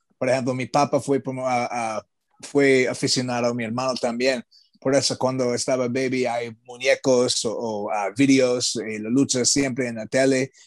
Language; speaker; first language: Spanish; non-native, learner; English